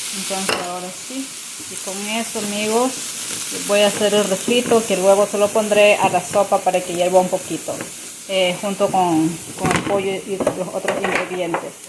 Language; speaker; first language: Spanish; native; Spanish